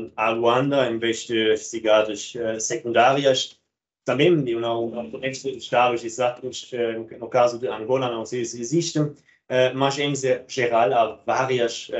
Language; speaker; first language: Portuguese; non-native, fluent; German